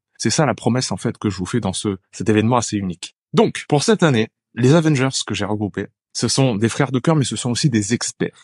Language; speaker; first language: French; native; French